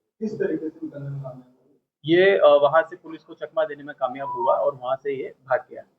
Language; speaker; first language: Hindi; non-native, local second language; Gujarati